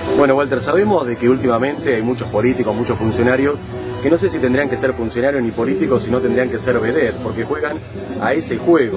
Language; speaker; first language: Spanish; native; Spanish